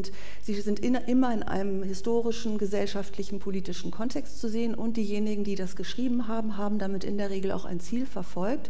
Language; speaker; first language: German; native; German